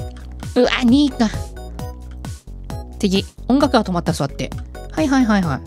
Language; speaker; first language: Japanese; native; Japanese